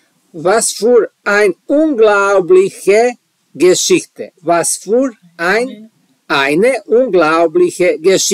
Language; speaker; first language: German; non-native, learner; Serbian